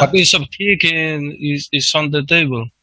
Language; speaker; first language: English; non-native, learner; Spanish